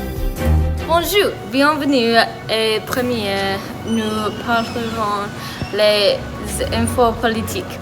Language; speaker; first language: French; non-native, learner; English